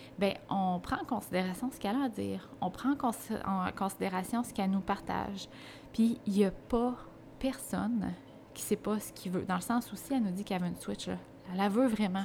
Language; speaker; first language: French; native; French